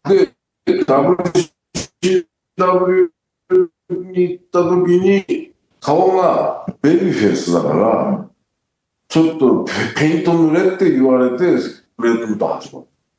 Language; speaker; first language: Japanese; native; Japanese